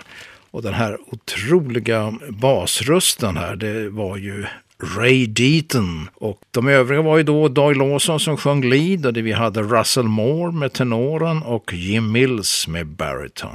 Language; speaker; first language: Swedish; native; Swedish